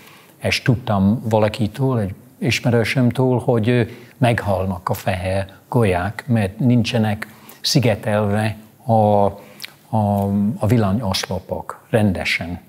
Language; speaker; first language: Hungarian; non-native, fluent; English